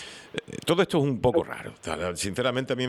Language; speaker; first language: Spanish; native; Spanish